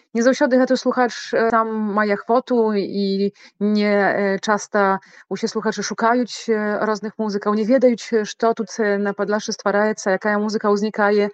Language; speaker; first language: Belarusian; non-native, local second language; Polish